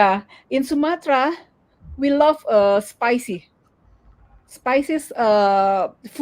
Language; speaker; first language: English; non-native, learner; Indonesian